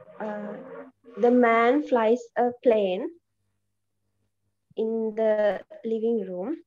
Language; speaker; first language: English; non-native, learner; Sinhala